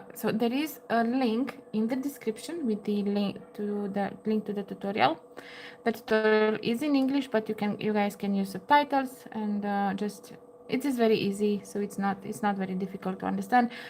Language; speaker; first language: English; non-native, fluent; Romanian